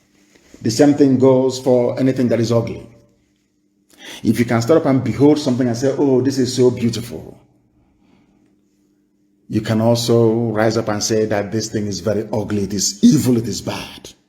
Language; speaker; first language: English; non-native, local second language; Igbo